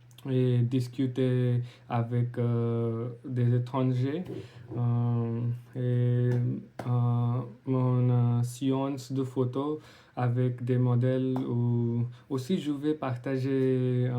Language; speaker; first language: French; non-native, learner; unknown